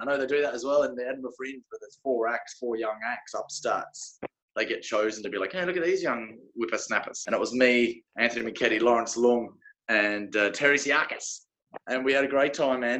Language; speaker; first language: English; native; English